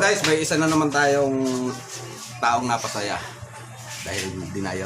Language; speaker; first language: Filipino; native; Filipino